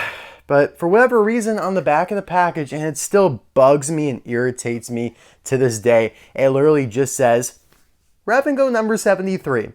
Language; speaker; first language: English; native; English